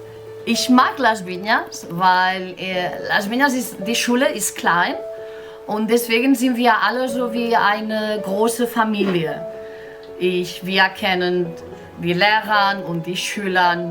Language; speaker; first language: German; non-native, fluent; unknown